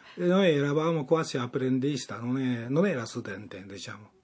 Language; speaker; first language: Italian; non-native, learner; Japanese